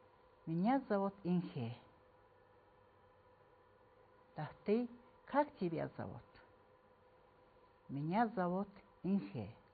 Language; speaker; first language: Russian; non-native, fluent; Mongolian